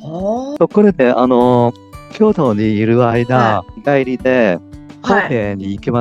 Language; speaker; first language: Japanese; non-native, fluent; Cantonese